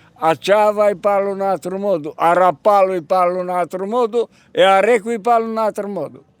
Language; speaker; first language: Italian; native; Italian